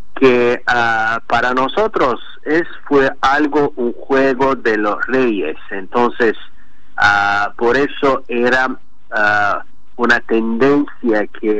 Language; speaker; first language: Spanish; non-native, learner; Azerbaijani